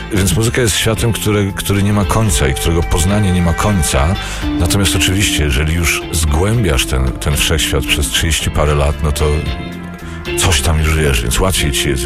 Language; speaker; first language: Polish; native; Polish